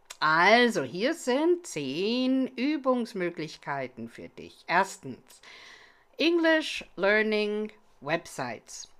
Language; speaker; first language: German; non-native, fluent; English